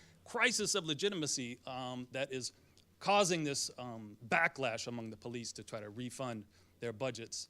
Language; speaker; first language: English; native; English